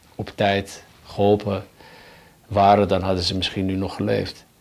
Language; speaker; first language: Dutch; early bilingual, other home language; Arabic